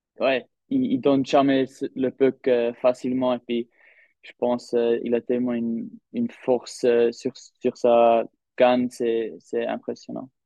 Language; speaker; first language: French; non-native, local second language; German